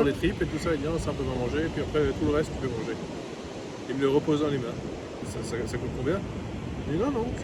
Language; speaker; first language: French; native; French